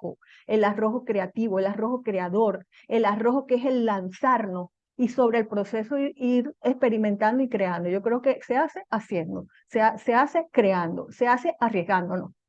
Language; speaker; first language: Spanish; native; Spanish